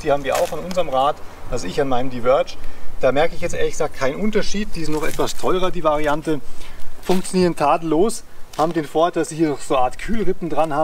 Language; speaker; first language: German; native; German